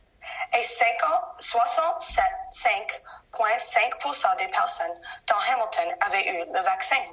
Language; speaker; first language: French; non-native, learner; English